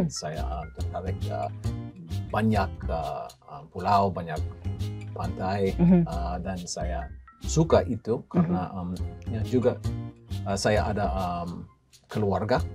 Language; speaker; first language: Indonesian; non-native, fluent; English